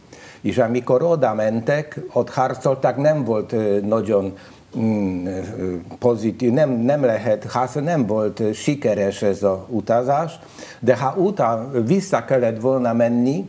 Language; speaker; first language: Hungarian; non-native, learner; Polish